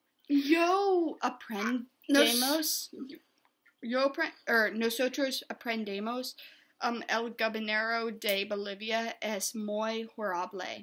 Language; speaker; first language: Spanish; non-native, learner; English